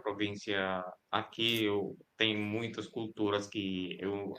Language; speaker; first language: Portuguese; non-native, fluent; Indonesian